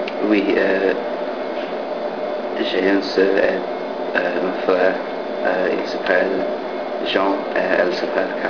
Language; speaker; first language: French; non-native, learner; English